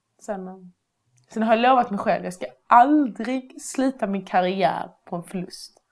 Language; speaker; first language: Swedish; early bilingual, other home language; Persian